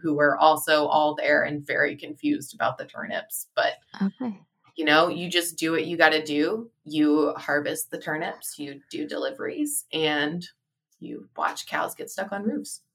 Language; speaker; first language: English; native; English